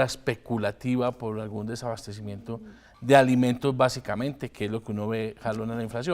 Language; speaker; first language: Spanish; native; Spanish